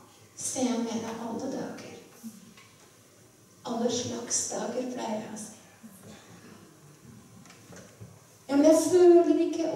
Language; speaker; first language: Norwegian; native; Norwegian